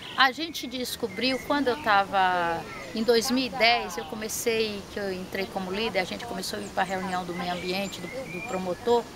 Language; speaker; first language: Portuguese; native; Portuguese